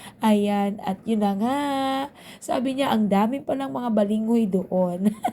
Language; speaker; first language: Filipino; non-native, local second language; Bikol